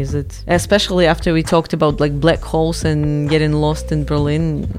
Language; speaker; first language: English; non-native, fluent; Russian